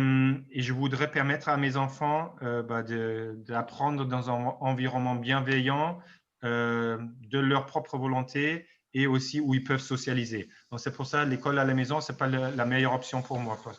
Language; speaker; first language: French; non-native, fluent; German